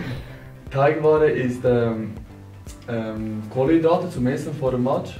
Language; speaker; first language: German; native; German